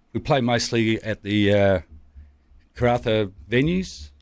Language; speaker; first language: English; native; English